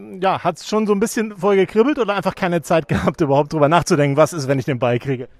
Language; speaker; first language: German; native; German